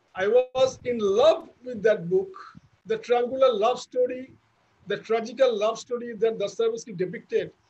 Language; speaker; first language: English; non-native, local second language; Bangla